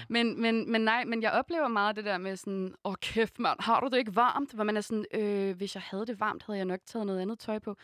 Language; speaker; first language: Danish; native; Danish